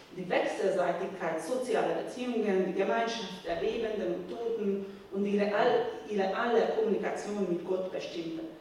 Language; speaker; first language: German; non-native, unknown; Hungarian